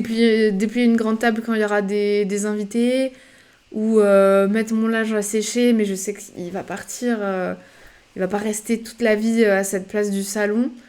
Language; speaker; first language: French; native; French